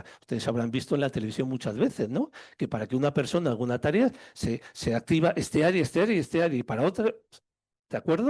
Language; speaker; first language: Spanish; native; Spanish